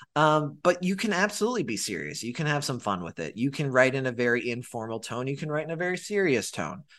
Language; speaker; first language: English; native; English